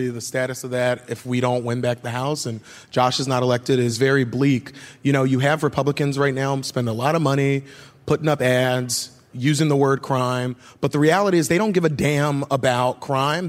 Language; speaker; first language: English; native; English